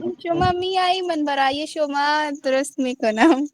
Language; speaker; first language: Persian; non-native, learner; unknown